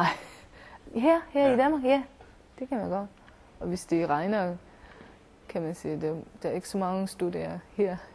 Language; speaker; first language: Danish; non-native, learner; Chinese